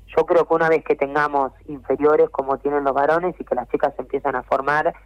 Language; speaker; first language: Spanish; native; Spanish